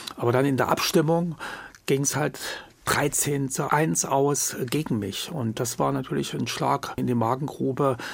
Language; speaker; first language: German; native; German